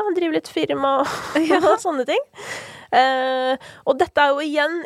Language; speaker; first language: Norwegian; native; Norwegian